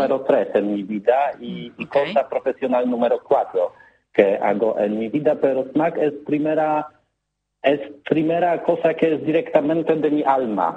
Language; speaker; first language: Spanish; non-native, learner; Polish